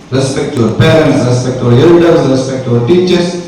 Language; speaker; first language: English; non-native, local second language; Tamil